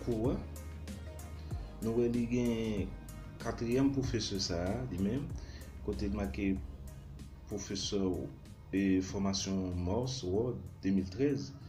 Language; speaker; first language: French; non-native, learner; Haitian Creole